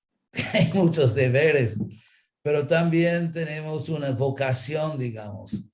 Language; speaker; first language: Spanish; non-native, fluent; English